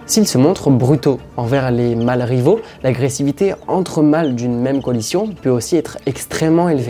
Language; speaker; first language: French; native; French